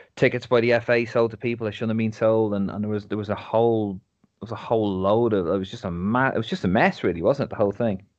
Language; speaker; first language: English; native; English